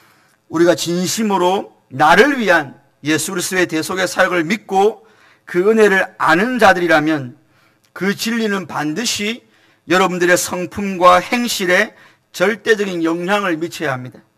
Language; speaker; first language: Korean; native; Korean